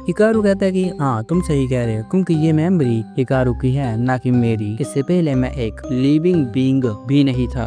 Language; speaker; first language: Hindi; native; Hindi